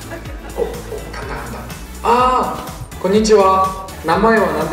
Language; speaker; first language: Japanese; non-native, learner; Korean